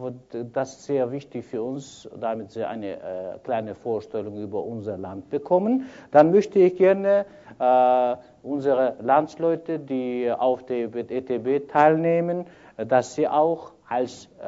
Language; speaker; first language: German; non-native, fluent; Kyrgyz